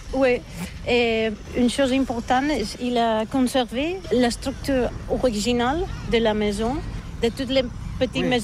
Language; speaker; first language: French; non-native, fluent; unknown